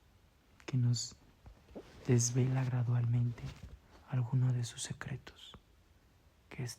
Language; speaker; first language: Spanish; native; Spanish